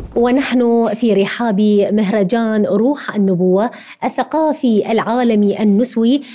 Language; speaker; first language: Arabic; native; Arabic